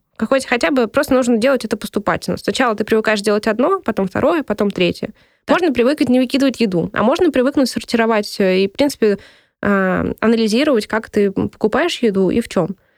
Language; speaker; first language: Russian; native; Russian